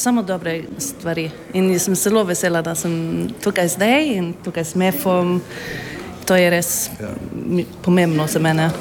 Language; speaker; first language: Slovenian; non-native, learner; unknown